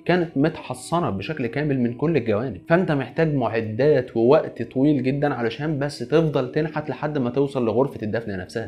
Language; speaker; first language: Arabic; native; Arabic